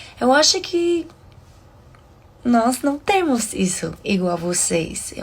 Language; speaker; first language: Portuguese; non-native, learner; English